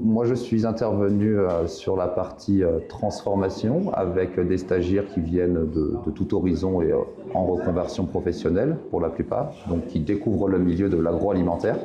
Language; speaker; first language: French; native; French